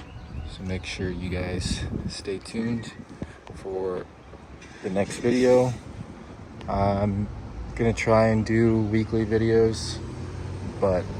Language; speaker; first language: English; native; English